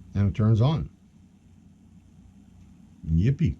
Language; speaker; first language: English; native; English